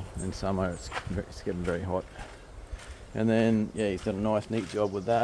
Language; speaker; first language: English; native; English